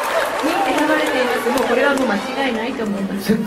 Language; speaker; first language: Japanese; native; Japanese